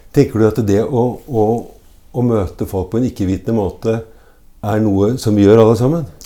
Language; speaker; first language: Norwegian; native; Norwegian